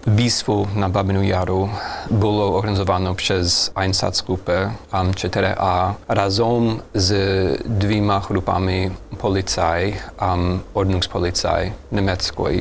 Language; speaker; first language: Ukrainian; non-native, fluent; German